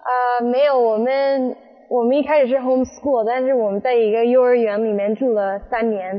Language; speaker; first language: Chinese; early bilingual, other home language; English